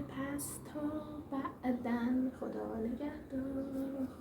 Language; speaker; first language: Persian; native; Persian